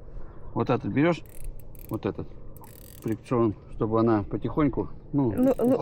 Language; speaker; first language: Russian; native; Russian